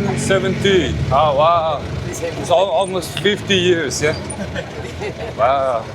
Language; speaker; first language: English; non-native, learner; Mongolian